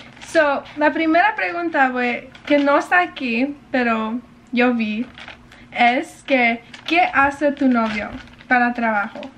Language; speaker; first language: Spanish; early bilingual, heritage; English